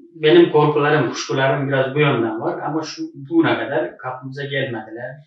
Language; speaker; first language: Turkish; non-native, fluent; Uzbek